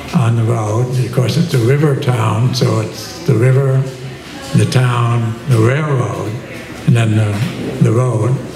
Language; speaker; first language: English; native; English